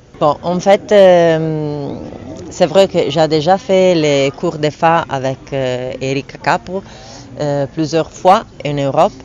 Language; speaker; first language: French; non-native, fluent; Italian